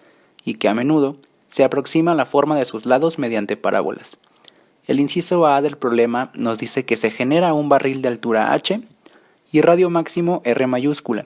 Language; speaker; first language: Spanish; native; Spanish